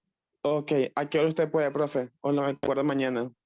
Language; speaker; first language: Spanish; native; Spanish